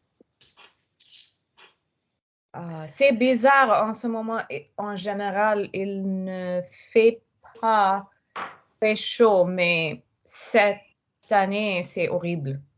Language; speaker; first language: French; non-native, learner; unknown